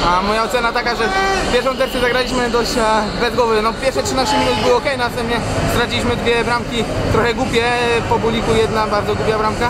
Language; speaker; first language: Polish; native; Polish